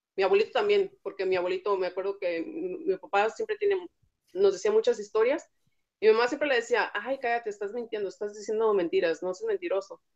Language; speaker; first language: Spanish; native; Spanish